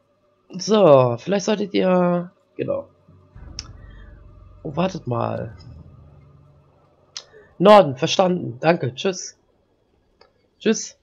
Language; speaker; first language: German; native; German